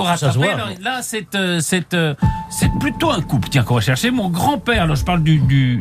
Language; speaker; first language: French; native; French